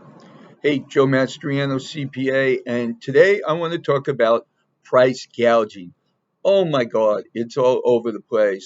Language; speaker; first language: English; native; English